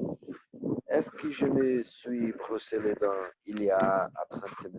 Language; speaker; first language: French; non-native, learner; Portuguese